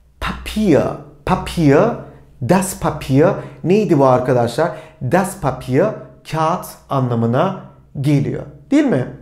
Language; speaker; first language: Turkish; native; Turkish